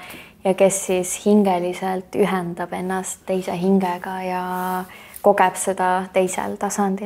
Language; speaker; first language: Estonian; native; Estonian